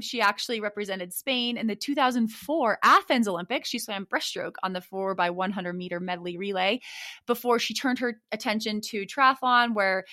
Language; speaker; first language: English; native; English